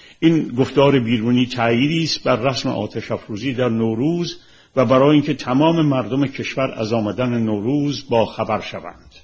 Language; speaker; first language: Persian; native; Persian